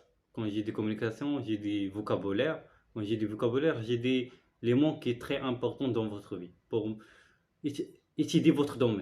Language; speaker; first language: French; non-native, learner; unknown